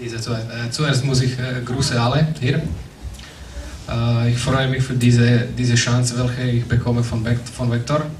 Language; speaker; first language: German; non-native, learner; Slovak